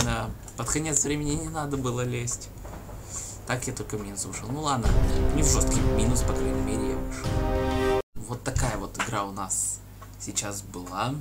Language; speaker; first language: Russian; native; Russian